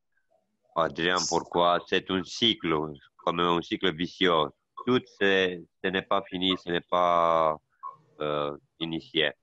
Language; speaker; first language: French; non-native, learner; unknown